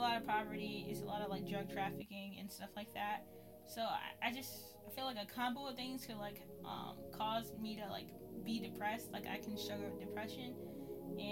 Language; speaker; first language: English; native; English